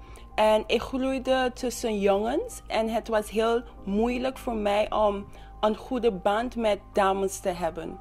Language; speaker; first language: Dutch; non-native, local second language; English